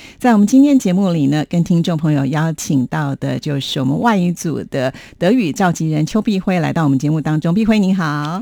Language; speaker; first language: Chinese; native; Chinese